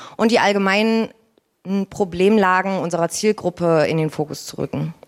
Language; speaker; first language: German; native; German